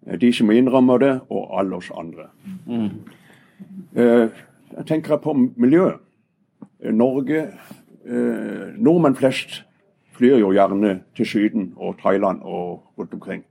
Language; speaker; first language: Norwegian; native; Norwegian